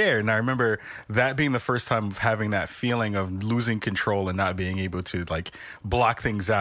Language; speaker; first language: English; native; English